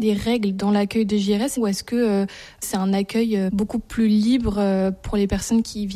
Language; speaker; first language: French; native; French